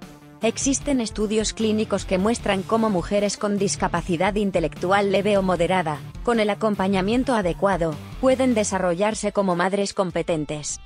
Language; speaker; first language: Spanish; native; Spanish